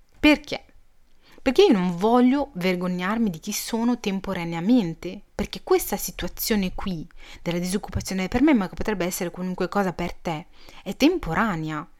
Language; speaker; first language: Italian; early bilingual, other home language; Arabic